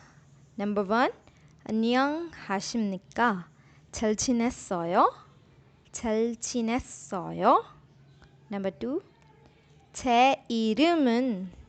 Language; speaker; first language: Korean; non-native, learner; Urdu